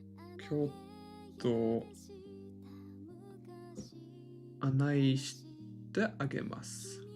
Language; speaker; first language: Japanese; non-native, learner; English